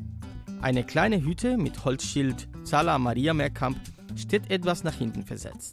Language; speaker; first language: German; native; German